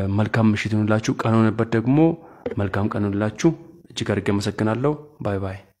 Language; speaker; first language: Amharic; non-native, local second language; Hadiyya